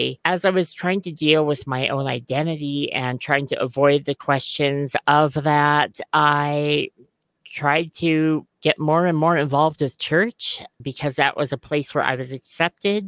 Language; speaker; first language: English; native; English